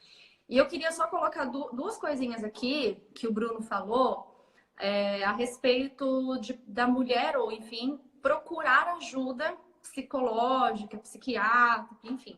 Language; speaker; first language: Portuguese; native; Portuguese